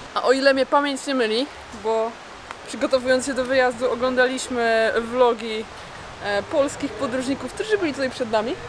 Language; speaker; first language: Polish; native; Polish